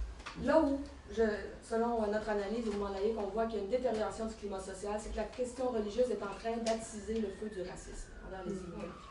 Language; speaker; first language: French; native; French